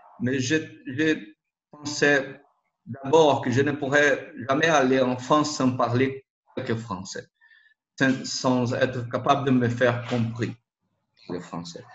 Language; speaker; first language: French; non-native, learner; Portuguese